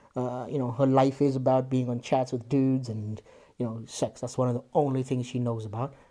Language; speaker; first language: English; non-native, local second language; Shona